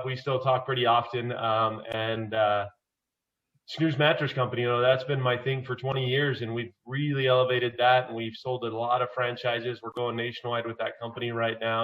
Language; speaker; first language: English; native; English